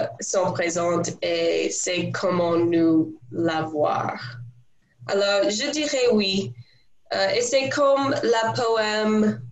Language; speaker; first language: French; non-native, learner; English